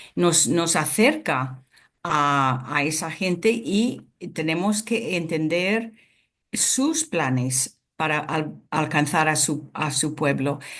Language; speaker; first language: Spanish; non-native, fluent; English